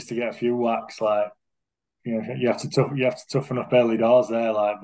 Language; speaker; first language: English; native; English